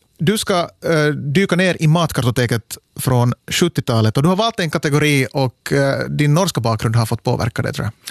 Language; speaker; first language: Swedish; native; Swedish